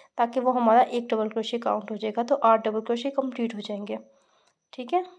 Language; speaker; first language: Urdu; native; Urdu